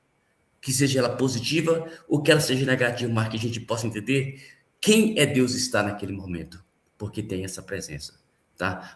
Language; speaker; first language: Portuguese; native; Portuguese